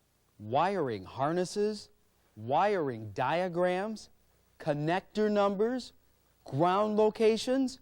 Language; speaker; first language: English; native; English